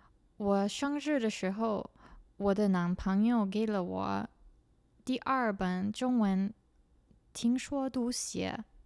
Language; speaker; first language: Chinese; non-native, learner; English